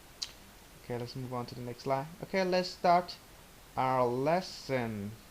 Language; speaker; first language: English; non-native, learner; Vietnamese